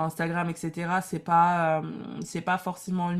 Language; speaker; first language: French; native; French